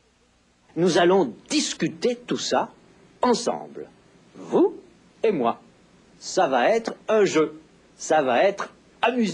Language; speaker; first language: French; native; French